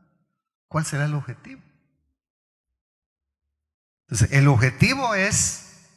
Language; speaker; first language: Spanish; native; Spanish